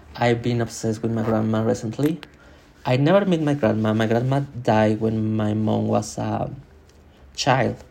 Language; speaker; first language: English; non-native, fluent; Spanish